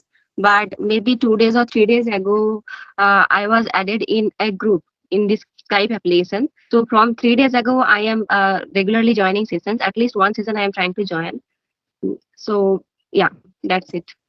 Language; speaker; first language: English; non-native, learner; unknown